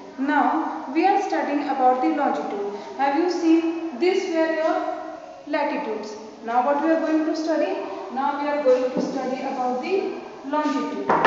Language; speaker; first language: English; non-native, local second language; Hindi